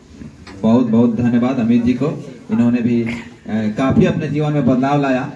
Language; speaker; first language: Hindi; native; Hindi